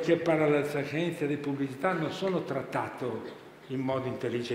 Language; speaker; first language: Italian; non-native, fluent; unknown